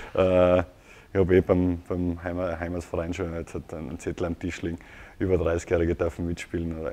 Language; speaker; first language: German; native; German